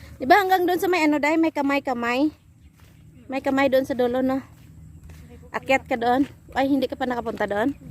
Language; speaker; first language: Filipino; non-native, local second language; Cebuano